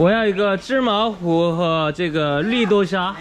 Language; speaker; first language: Chinese; non-native, fluent; Korean